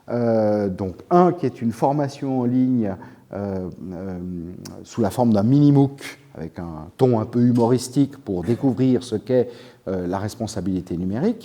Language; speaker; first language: French; native; French